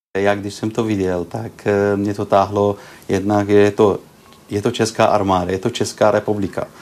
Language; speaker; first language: Czech; early bilingual, heritage; Arabic